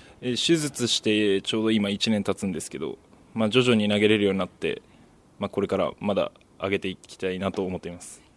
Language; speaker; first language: Japanese; native; Japanese